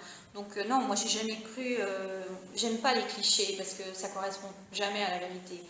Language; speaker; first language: French; early bilingual, other home language; Italian